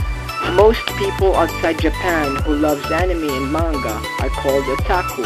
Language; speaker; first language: English; non-native, fluent; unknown